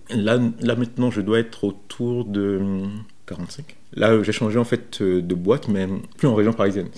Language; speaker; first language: French; non-native, local second language; Fon